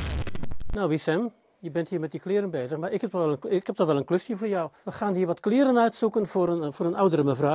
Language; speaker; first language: Dutch; native; Dutch